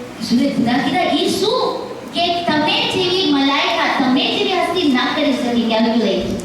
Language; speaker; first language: Gujarati; early bilingual, heritage; Gujarati